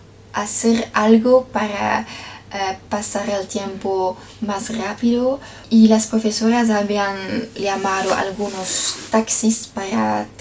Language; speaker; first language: Spanish; non-native, learner; Dutch